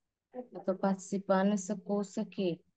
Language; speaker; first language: Portuguese; non-native, local second language; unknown